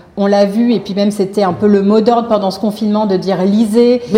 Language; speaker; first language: French; native; French